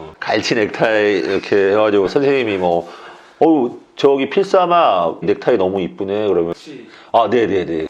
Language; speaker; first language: Korean; native; Korean